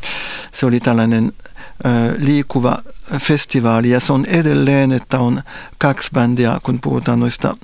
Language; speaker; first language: Finnish; non-native, fluent; French